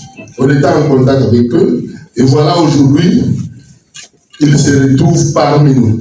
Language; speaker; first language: French; non-native, local second language; Lingala